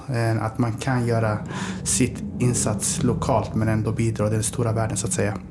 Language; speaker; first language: Swedish; early bilingual, other home language; Somali